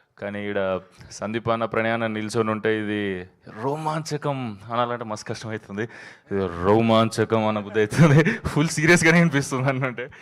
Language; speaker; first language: Telugu; native; Telugu